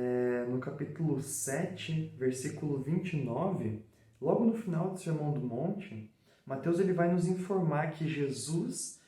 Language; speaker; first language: Portuguese; native; Portuguese